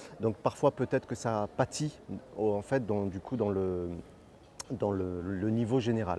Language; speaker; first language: French; non-native, local second language; Arabic